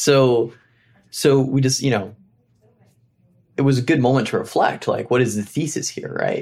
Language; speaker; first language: English; native; English